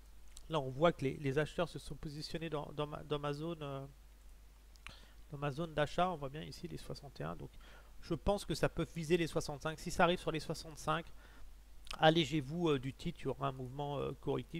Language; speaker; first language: French; native; French